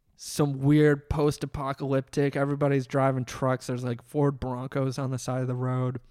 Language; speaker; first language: English; native; English